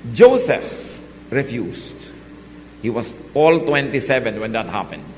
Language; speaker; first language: English; non-native, local second language; Filipino